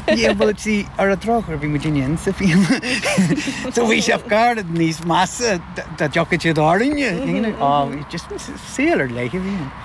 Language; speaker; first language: Irish; non-native, local second language; English